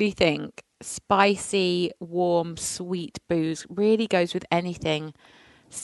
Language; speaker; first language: English; native; English